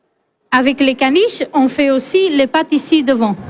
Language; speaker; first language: French; non-native, fluent; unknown